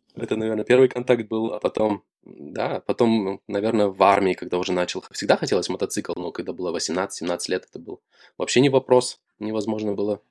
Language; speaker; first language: Russian; native; Russian